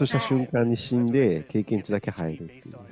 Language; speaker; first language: Japanese; native; Japanese